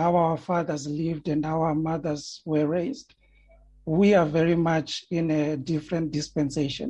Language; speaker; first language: English; non-native, local second language; Shona